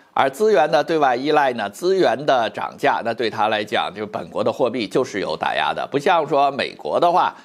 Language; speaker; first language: Chinese; native; Chinese